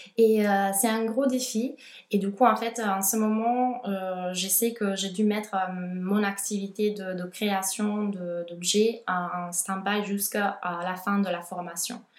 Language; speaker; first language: French; non-native, fluent; Italian